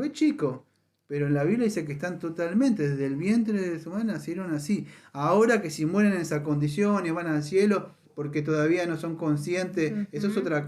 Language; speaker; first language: Spanish; native; Spanish